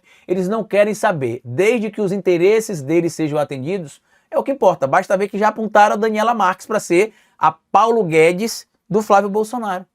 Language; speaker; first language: Portuguese; native; Portuguese